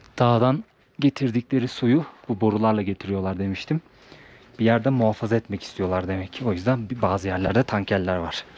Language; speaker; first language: Turkish; native; Turkish